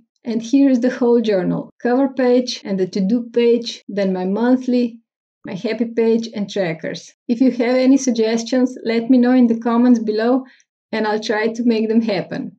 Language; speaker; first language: English; non-native, fluent; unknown